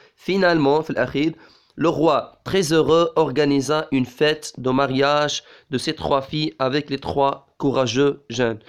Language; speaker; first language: French; non-native, local second language; Arabic